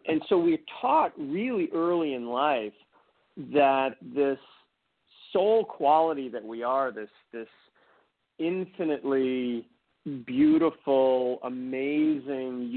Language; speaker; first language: English; native; English